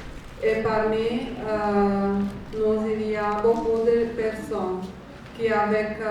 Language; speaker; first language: French; non-native, fluent; Romanian